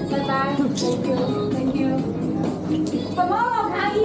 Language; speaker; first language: English; non-native, learner; Chinese